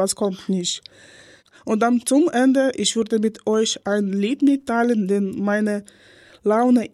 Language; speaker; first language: German; non-native, learner; Ukrainian